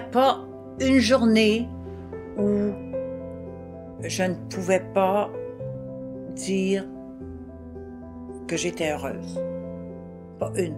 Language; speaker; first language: French; native; French